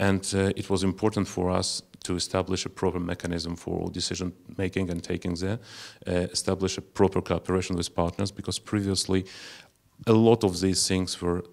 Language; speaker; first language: English; non-native, fluent; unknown